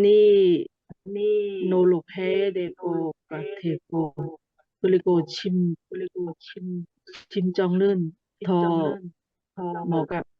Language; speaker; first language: Korean; non-native, learner; Thai